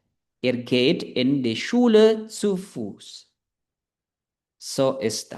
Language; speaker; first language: German; non-native, fluent; Indonesian